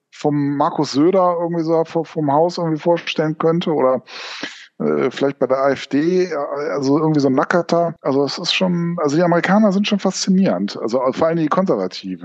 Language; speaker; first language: German; native; German